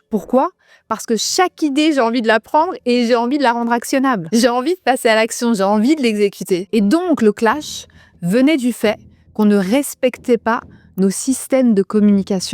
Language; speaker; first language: French; native; French